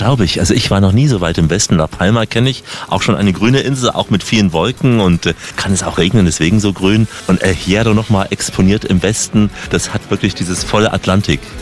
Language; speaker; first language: German; native; German